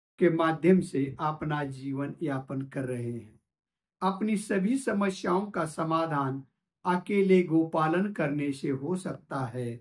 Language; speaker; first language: Hindi; non-native, local second language; Marathi